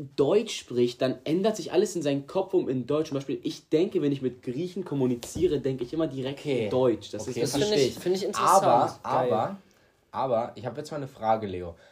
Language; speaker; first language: German; early bilingual, other home language; Greek